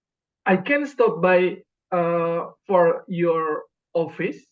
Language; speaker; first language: English; non-native, learner; Indonesian